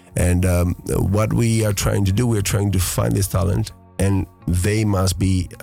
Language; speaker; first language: English; early bilingual, other home language; Greek